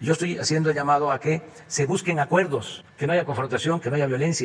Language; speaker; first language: Spanish; native; Spanish